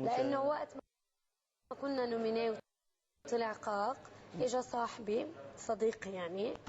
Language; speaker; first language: Arabic; native; Arabic